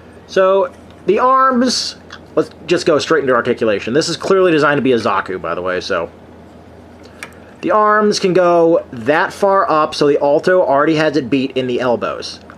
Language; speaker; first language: English; native; English